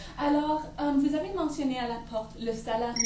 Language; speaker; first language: French; native; French